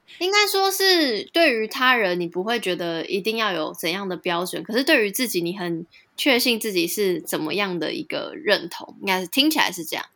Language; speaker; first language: Chinese; native; Chinese